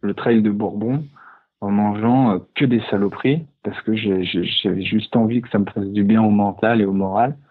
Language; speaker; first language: French; native; French